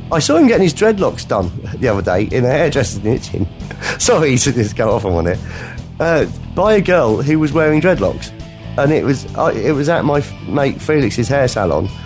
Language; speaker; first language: English; native; English